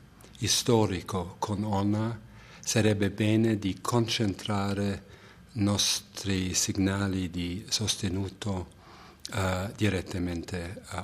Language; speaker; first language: Italian; non-native, fluent; German